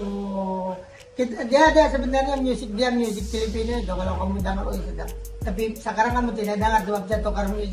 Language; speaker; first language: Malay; non-native, local second language; Filipino